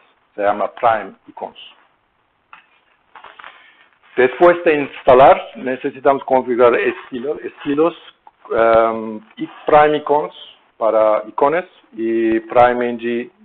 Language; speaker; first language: Spanish; non-native, learner; Turkish